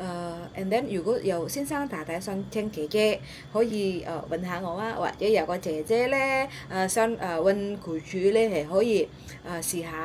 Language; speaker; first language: Cantonese; non-native, learner; Indonesian